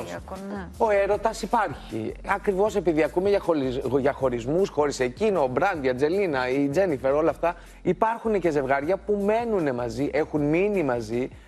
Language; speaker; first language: Greek; native; Greek